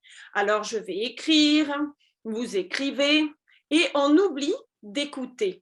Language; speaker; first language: French; native; French